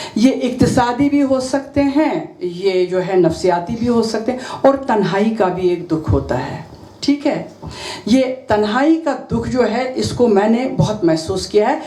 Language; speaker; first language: Urdu; non-native, local second language; Kashmiri